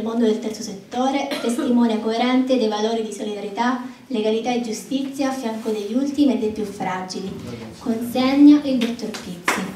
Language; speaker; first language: Italian; native; Italian